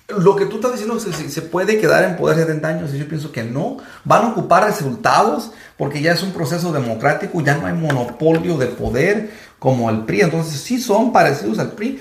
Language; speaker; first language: Spanish; early bilingual, heritage; Spanish